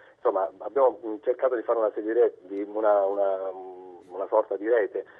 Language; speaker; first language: Italian; native; Italian